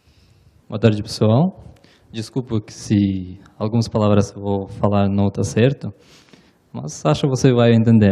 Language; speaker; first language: Portuguese; non-native, learner; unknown